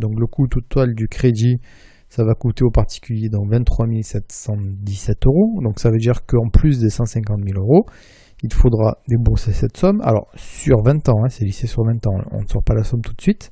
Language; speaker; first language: French; native; French